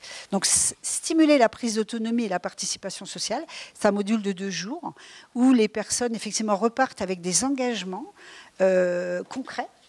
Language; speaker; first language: French; native; French